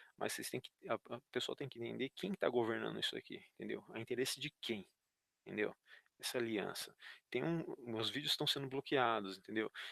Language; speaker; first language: Portuguese; native; Portuguese